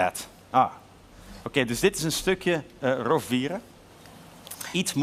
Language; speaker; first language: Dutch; native; Dutch